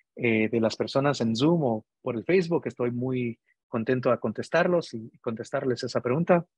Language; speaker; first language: Spanish; early bilingual, heritage; Spanish